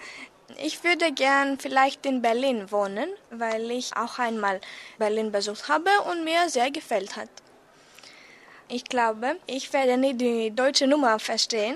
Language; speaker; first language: German; non-native, learner; Greek